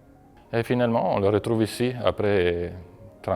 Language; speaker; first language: French; non-native, fluent; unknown